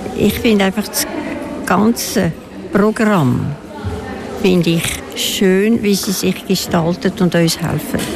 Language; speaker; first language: German; native; German